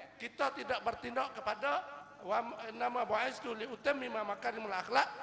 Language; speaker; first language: Malay; native; Malay